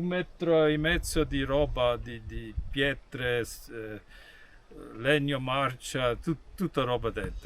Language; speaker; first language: Italian; non-native, fluent; German